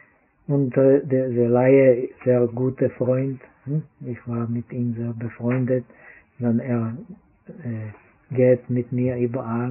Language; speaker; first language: German; non-native, fluent; Czech